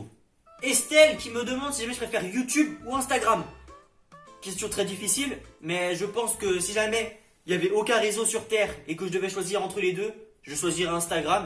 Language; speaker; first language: French; native; French